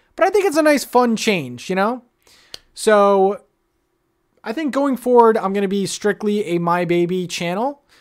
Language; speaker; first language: English; native; English